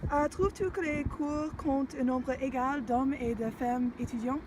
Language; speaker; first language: French; non-native, learner; English